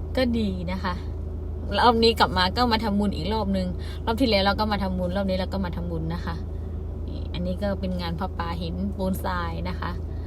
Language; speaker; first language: Thai; non-native, local second language; Khmer